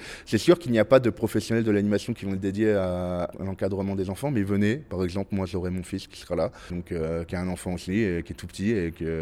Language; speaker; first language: French; native; French